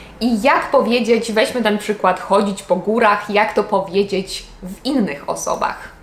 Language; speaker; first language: Polish; native; Polish